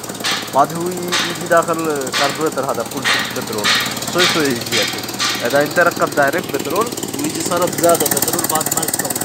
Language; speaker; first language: Arabic; non-native, learner; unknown